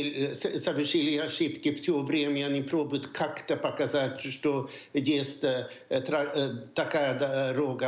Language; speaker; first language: Russian; non-native, fluent; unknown